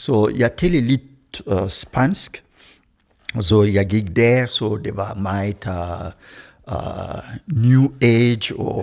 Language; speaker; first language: Danish; non-native, fluent; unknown